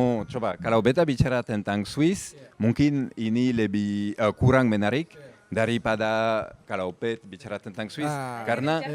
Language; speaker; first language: Indonesian; non-native, fluent; French